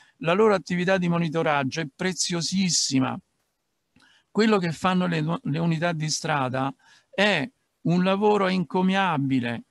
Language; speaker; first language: Italian; native; Italian